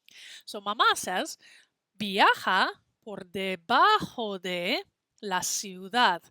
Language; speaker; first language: Spanish; non-native, fluent; English